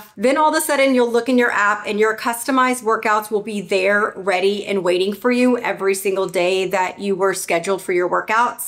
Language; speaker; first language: English; native; English